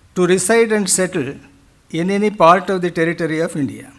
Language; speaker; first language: English; non-native, local second language; Kannada